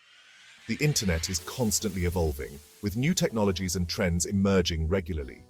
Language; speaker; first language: English; non-native, local second language; Hindi